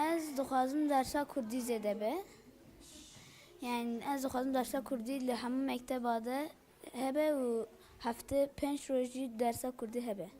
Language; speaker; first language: Kurdish; non-native, local second language; Turkish